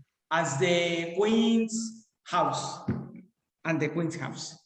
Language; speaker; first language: English; non-native, learner; Spanish